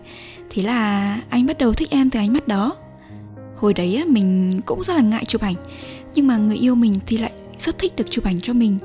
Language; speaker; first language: Vietnamese; native; Vietnamese